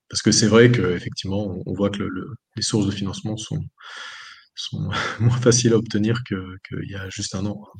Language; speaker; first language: French; native; French